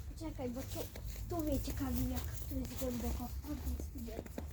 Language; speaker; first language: Polish; native; Polish